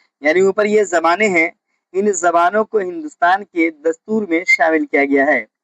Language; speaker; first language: Urdu; native; Urdu